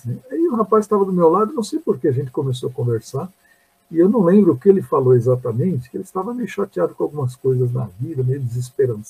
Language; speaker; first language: Portuguese; native; Portuguese